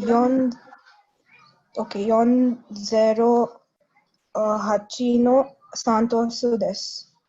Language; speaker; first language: Japanese; non-native, learner; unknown